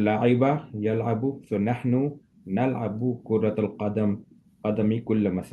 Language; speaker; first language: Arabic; non-native, learner; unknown